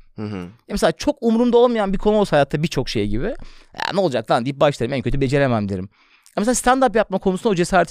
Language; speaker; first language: Turkish; native; Turkish